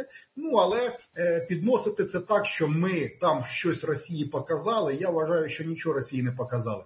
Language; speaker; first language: Ukrainian; native; Ukrainian